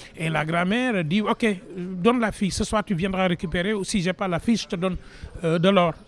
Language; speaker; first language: French; non-native, local second language; Wolof